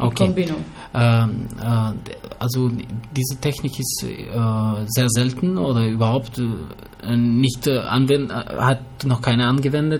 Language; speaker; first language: German; early bilingual, other home language; Albanian